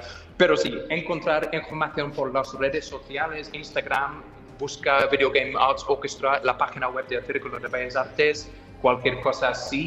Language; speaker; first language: Spanish; non-native, fluent; English